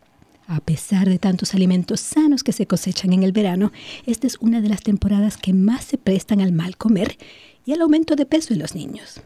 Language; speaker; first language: Spanish; native; Spanish